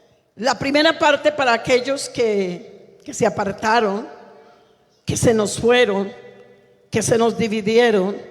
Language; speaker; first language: Spanish; native; Spanish